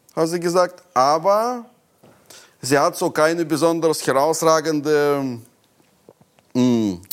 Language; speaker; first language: German; non-native, fluent; Russian